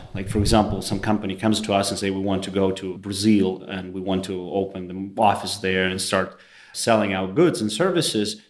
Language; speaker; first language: English; non-native, fluent; Russian